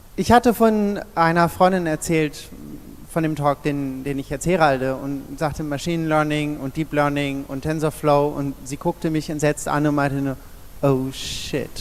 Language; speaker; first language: German; native; German